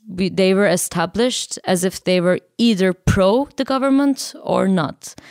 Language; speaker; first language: English; non-native, fluent; Turkish